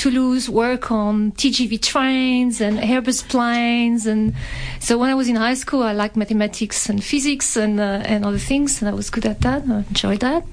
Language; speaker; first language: English; non-native, fluent; French